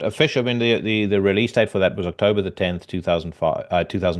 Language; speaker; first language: English; native; English